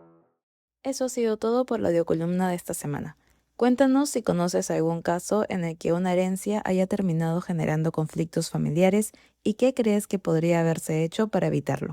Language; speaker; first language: Spanish; native; Spanish